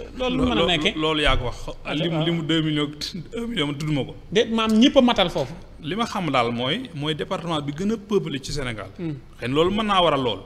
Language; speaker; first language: Wolof; native; Wolof